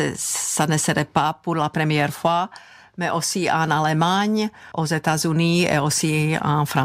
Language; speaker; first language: French; non-native, fluent; Czech